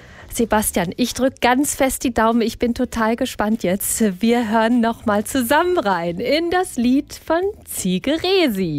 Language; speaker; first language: German; native; German